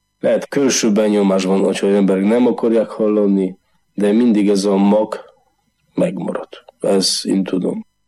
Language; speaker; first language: Hungarian; non-native, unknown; Polish